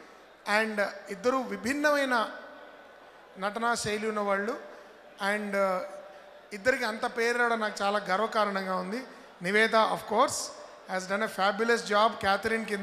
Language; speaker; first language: Telugu; native; Telugu